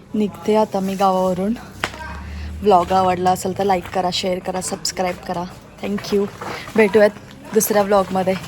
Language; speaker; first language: Marathi; native; Marathi